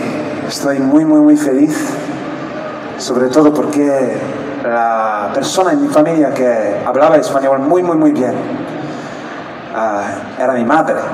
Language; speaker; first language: Spanish; non-native, fluent; French